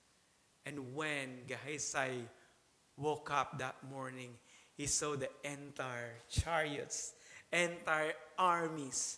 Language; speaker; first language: English; non-native, local second language; Filipino